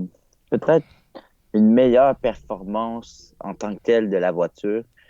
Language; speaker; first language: French; native; French